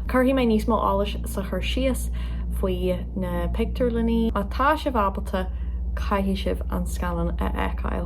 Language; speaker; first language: Irish; non-native, local second language; English